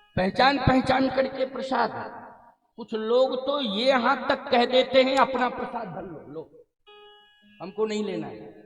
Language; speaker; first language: Hindi; native; Hindi